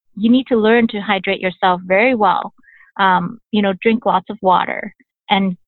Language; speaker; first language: English; early bilingual, other home language; Vietnamese